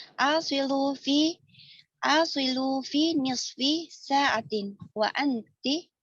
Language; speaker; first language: Arabic; non-native, learner; Indonesian